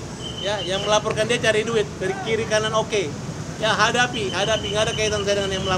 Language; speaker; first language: Indonesian; native; Indonesian